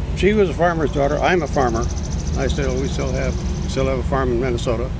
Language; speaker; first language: English; native; English